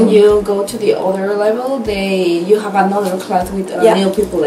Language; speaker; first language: English; non-native, learner; Spanish